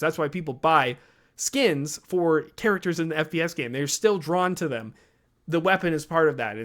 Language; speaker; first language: English; native; English